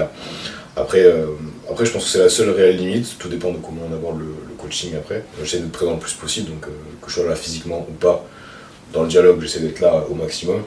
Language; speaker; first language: French; native; French